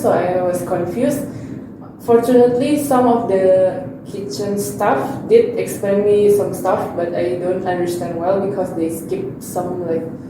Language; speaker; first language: English; non-native, learner; Indonesian